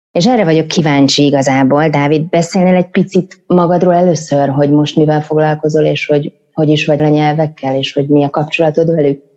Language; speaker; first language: Hungarian; native; Hungarian